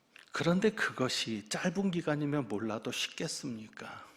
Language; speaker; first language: Korean; native; Korean